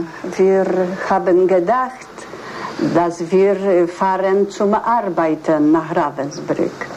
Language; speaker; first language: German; non-native, learner; Polish